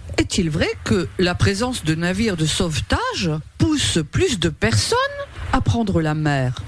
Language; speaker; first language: French; native; French